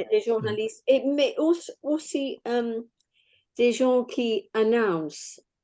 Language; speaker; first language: French; non-native, fluent; English